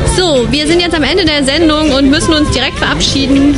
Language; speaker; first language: German; native; German